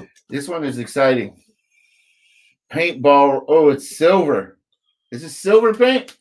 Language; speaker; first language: English; native; English